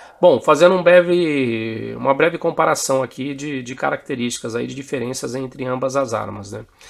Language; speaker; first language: Portuguese; native; Portuguese